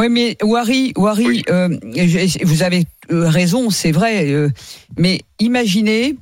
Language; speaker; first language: French; native; French